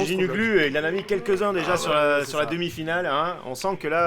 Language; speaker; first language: French; native; French